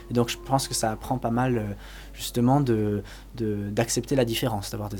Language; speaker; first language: French; native; French